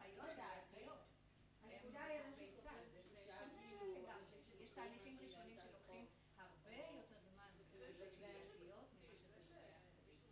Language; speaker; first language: Hebrew; native; Hebrew